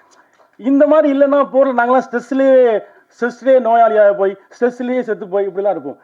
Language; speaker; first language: Tamil; native; Tamil